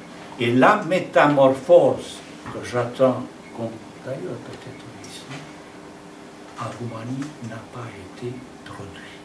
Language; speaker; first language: French; non-native, fluent; Romanian